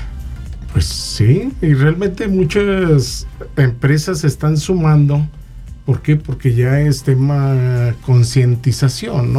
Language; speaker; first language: Spanish; native; Spanish